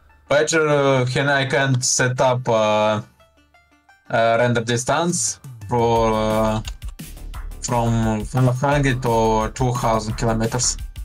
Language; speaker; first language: English; non-native, learner; Russian